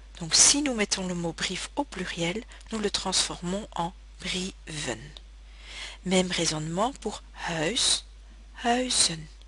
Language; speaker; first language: French; native; French